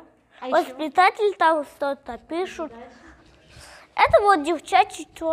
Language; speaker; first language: Russian; native; Russian